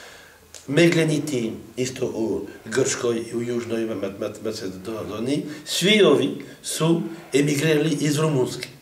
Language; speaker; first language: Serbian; non-native, fluent; French